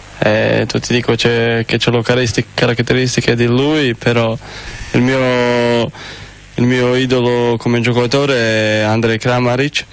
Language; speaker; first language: Italian; non-native, fluent; Croatian